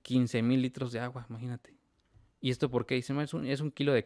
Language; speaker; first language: Spanish; native; Spanish